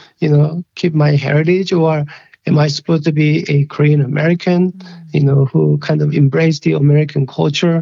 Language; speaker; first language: English; early bilingual, other home language; Korean